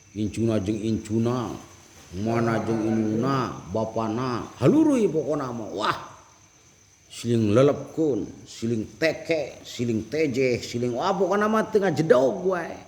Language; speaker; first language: Sundanese; native; Sundanese